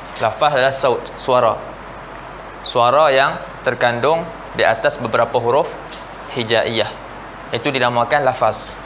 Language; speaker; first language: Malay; native; Malay